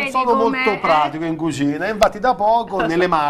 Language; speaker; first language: Italian; native; Italian